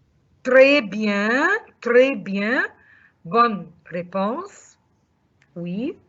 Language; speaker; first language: French; non-native, fluent; Arabic